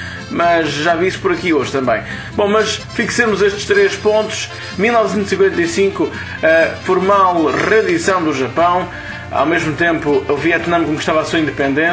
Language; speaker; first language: Portuguese; native; Portuguese